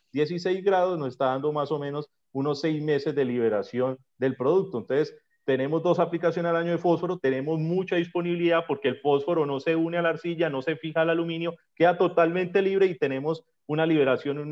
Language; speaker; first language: Spanish; native; Spanish